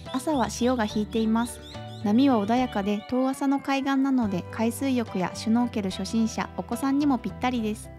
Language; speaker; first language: Japanese; native; Japanese